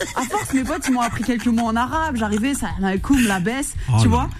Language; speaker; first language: French; native; French